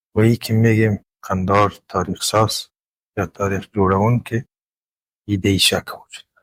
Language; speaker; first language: Persian; non-native, local second language; Pashto